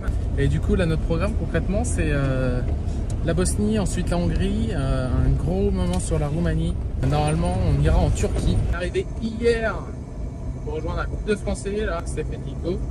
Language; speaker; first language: French; native; French